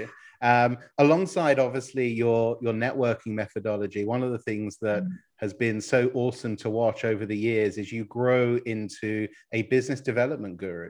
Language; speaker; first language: English; native; English